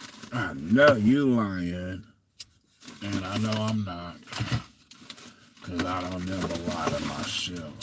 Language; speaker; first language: English; native; English